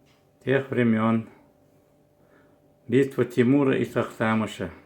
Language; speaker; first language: Russian; non-native, local second language; Chechen